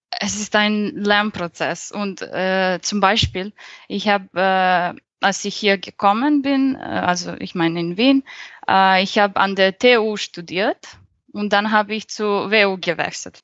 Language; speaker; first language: German; non-native, fluent; Serbian